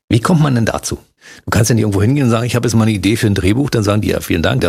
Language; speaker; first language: German; native; German